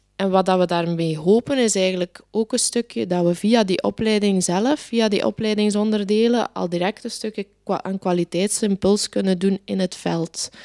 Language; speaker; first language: Dutch; native; Dutch